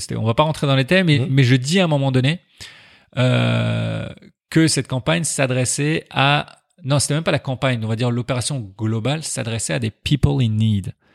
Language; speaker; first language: French; early bilingual, other home language; Persian